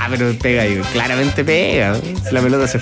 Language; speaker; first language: Spanish; native; Spanish